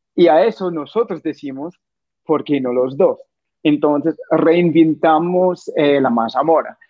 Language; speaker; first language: Spanish; non-native, fluent; English